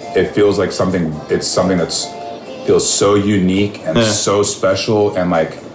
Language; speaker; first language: English; native; English